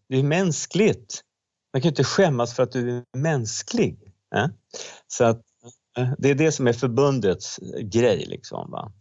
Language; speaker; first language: Swedish; native; Swedish